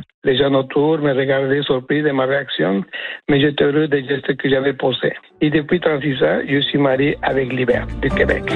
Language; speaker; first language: French; non-native, fluent; Spanish